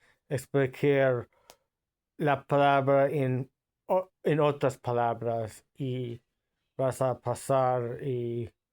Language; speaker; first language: Spanish; non-native, learner; English